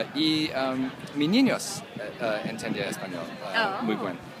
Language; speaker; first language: Spanish; non-native, learner; English